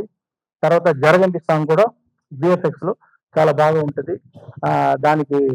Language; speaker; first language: Telugu; non-native, fluent; Tamil